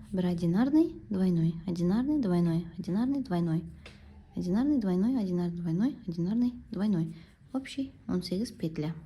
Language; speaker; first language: Russian; non-native, local second language; Kazakh